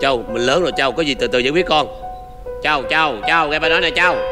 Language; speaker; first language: Vietnamese; native; Vietnamese